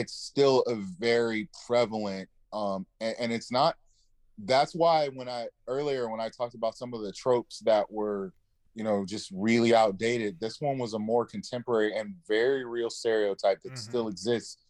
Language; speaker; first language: English; native; English